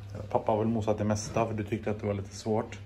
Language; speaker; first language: Swedish; native; Swedish